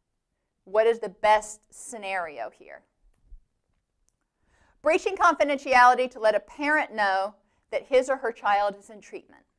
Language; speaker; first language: English; native; English